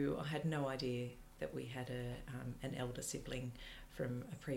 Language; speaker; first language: English; native; English